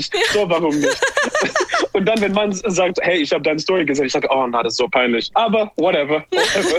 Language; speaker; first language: German; non-native, learner; English